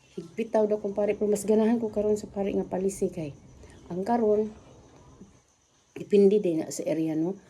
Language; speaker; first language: Cebuano; native; Cebuano